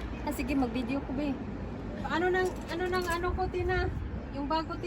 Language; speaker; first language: Filipino; non-native, local second language; Cebuano